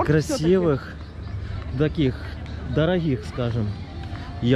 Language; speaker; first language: Russian; native; Russian